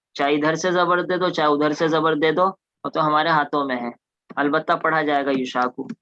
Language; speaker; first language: Urdu; native; Urdu